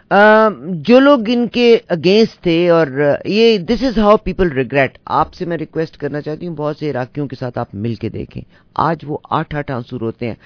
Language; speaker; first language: Urdu; native; Urdu